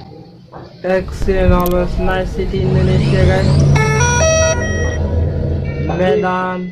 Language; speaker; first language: English; non-native, learner; Bangla